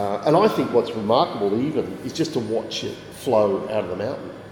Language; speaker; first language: English; native; English